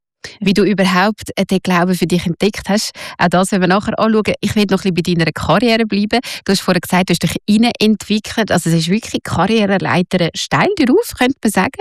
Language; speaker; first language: German; native; German